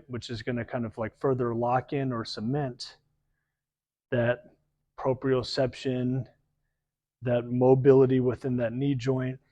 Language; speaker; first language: English; native; English